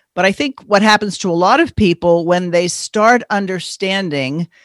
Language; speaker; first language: English; native; English